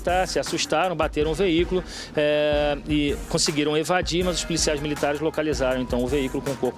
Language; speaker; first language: Portuguese; native; Portuguese